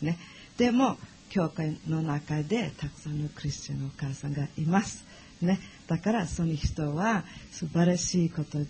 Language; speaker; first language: Japanese; non-native, learner; English